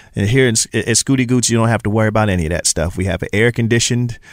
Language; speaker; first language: English; native; English